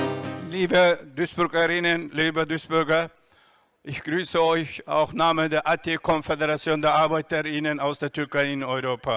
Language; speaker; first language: German; non-native, fluent; Turkish